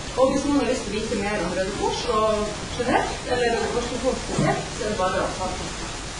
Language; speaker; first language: Norwegian; native; Norwegian